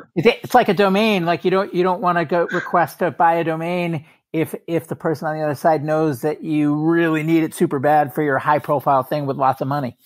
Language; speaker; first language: English; native; English